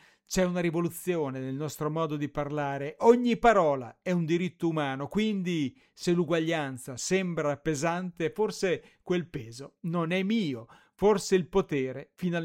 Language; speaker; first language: Italian; native; Italian